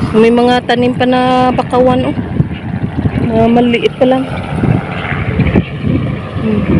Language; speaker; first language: Filipino; non-native, local second language; Cebuano